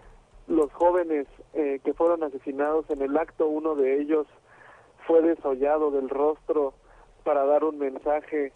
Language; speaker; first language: Spanish; native; Spanish